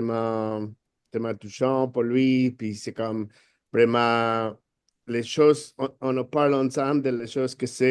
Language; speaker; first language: French; non-native, fluent; Spanish